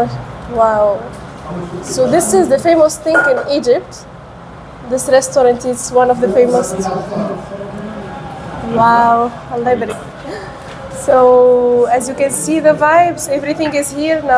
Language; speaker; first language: English; non-native, local second language; Arabic